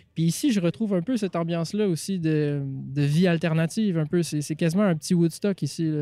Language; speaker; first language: French; native; French